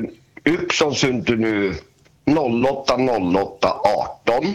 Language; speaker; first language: Finnish; early bilingual, heritage; Swedish